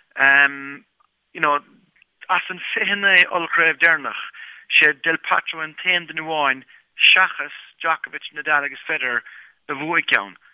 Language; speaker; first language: Irish; native; Irish